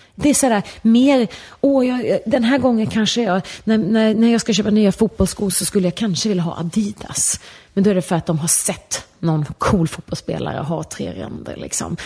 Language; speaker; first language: Swedish; native; Swedish